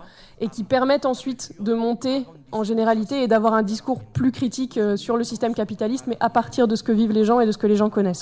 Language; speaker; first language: French; native; French